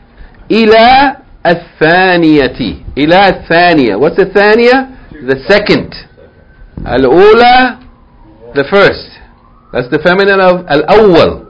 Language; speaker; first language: Arabic; non-native, fluent; English